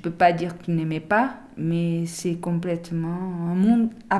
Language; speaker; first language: French; non-native, learner; Portuguese